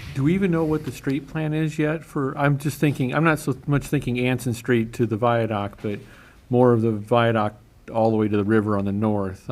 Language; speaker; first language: English; native; English